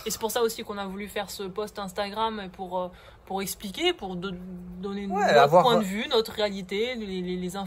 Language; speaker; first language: French; native; French